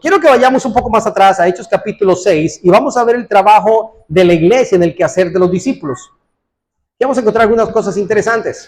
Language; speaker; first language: Spanish; native; Spanish